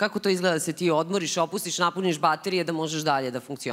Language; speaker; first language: Serbian; native; Serbian